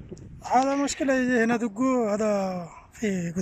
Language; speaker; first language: Arabic; non-native, learner; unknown